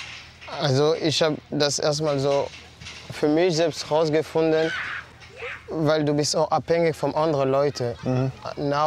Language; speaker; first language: German; non-native, fluent; French